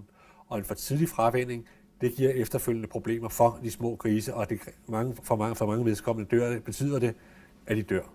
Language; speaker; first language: Danish; native; Danish